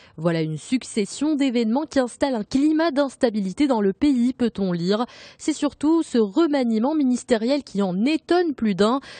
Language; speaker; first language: French; non-native, local second language; Arabic